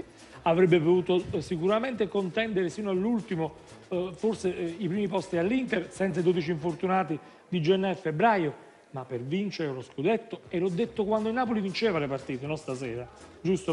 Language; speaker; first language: Italian; native; Italian